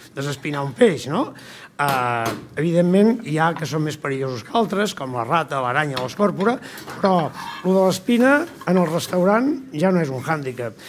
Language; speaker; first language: Catalan; native; Catalan